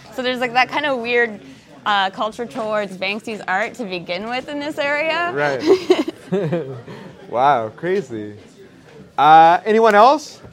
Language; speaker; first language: English; native; English